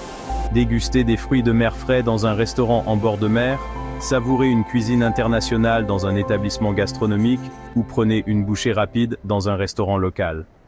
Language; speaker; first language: French; native; French